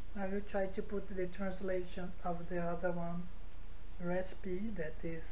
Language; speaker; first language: English; non-native, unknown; Portuguese